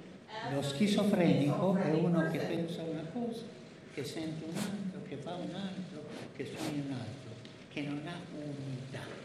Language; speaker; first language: Italian; non-native, fluent; Spanish